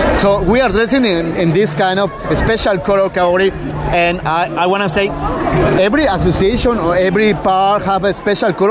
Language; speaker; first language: English; non-native, learner; Spanish